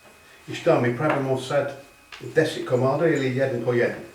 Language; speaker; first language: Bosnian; non-native, learner; English